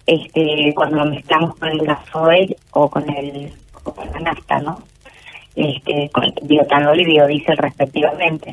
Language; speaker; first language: Spanish; native; Spanish